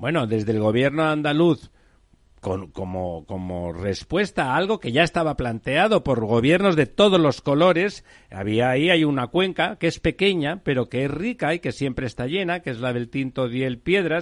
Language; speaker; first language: Spanish; native; Spanish